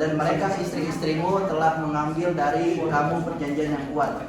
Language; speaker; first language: Indonesian; native; Indonesian